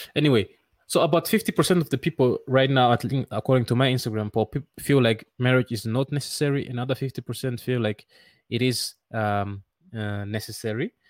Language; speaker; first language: English; non-native, fluent; Dutch